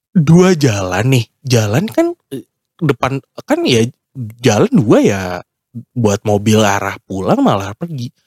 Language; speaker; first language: Indonesian; native; Indonesian